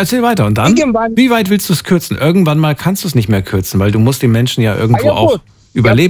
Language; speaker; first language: German; native; German